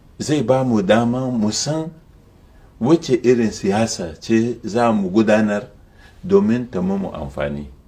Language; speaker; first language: Hausa; non-native, local second language; Arabic